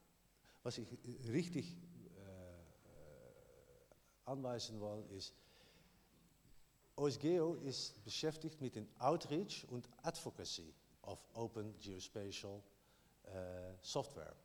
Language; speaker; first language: German; non-native, learner; Dutch